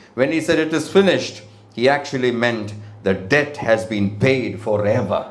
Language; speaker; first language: English; non-native, local second language; Tamil